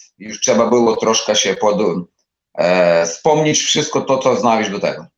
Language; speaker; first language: Polish; non-native, learner; Ukrainian